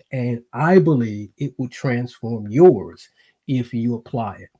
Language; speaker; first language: English; native; English